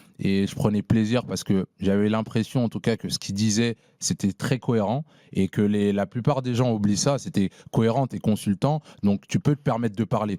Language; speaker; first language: French; native; French